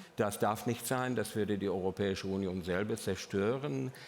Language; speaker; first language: German; non-native, fluent; English